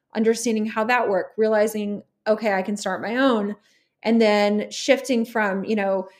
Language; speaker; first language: English; native; English